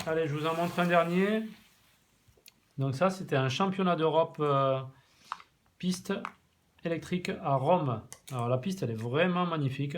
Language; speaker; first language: French; native; French